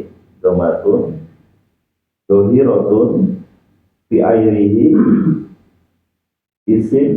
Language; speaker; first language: Arabic; non-native, learner; Indonesian